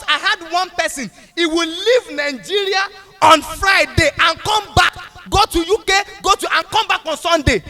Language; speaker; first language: English; non-native, local second language; Yoruba